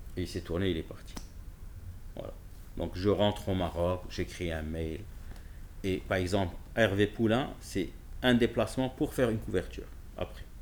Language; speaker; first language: French; non-native, local second language; Arabic